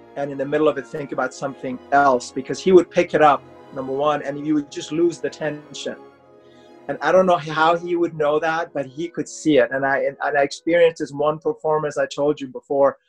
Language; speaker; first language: English; non-native, fluent; Persian